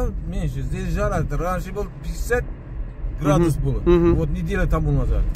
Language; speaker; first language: Russian; non-native, local second language; Uzbek